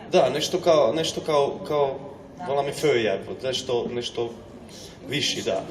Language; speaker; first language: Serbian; non-native, local second language; Hungarian